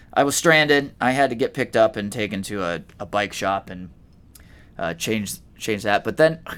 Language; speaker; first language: English; native; English